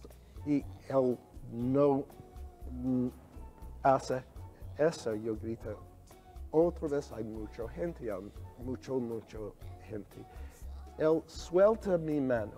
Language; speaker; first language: Spanish; non-native, learner; English